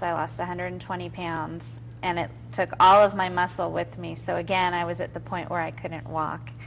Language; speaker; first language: English; native; English